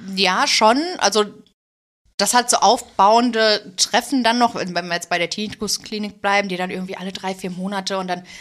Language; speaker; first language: German; native; German